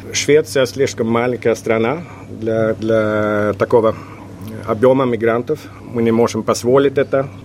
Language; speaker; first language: Russian; non-native, fluent; Swedish